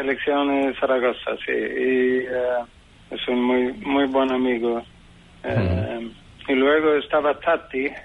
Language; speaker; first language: Spanish; non-native, fluent; Swedish